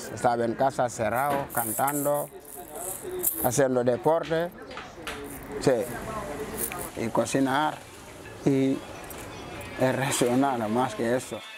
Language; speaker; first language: Spanish; non-native, local second language; Wolof